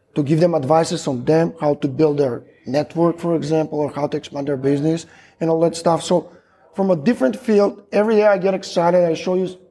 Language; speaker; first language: English; non-native, fluent; Macedonian